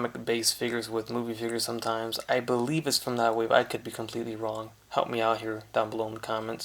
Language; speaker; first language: English; native; English